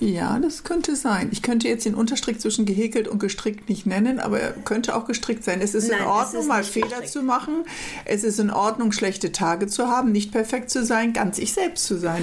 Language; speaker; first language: German; native; German